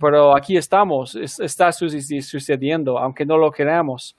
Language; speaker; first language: Spanish; non-native, fluent; English